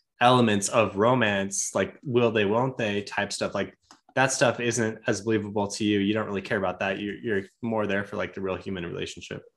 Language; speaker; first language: English; native; English